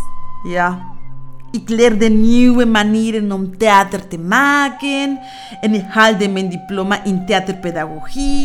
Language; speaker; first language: Dutch; non-native, fluent; Spanish